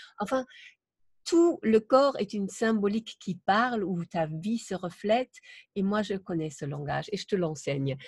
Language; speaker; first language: French; non-native, fluent; German